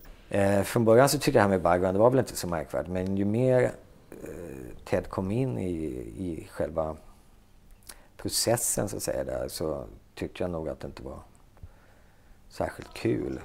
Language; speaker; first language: Swedish; native; Swedish